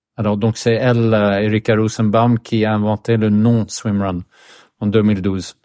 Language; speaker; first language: French; non-native, fluent; Swedish